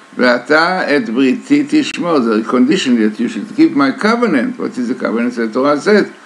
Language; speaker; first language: English; non-native, fluent; Hebrew